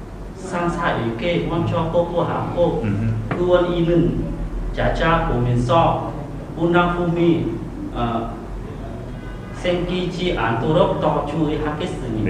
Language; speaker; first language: Korean; non-native, learner; Vietnamese